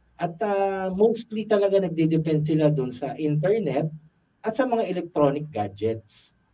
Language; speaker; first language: Filipino; native; Filipino